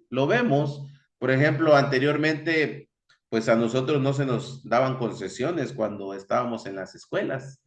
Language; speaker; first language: Spanish; native; Spanish